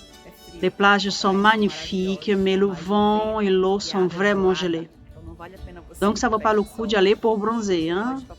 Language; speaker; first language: French; non-native, fluent; Portuguese